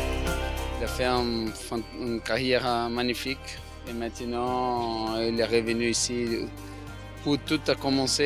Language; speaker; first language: French; non-native, fluent; Italian